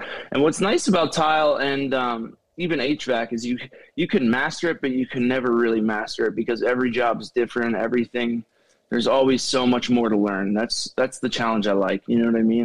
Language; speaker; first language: English; native; English